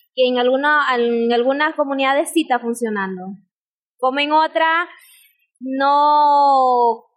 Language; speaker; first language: Spanish; native; Spanish